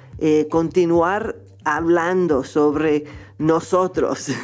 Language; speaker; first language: Spanish; non-native, fluent; English